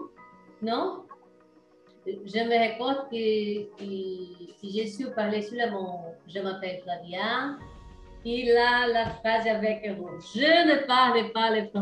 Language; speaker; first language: French; non-native, learner; Portuguese